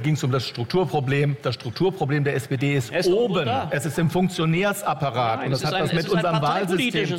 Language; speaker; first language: German; native; German